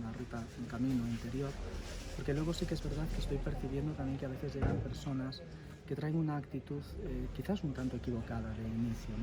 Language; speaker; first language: Spanish; native; Spanish